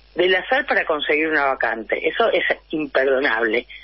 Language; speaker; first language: Spanish; native; Spanish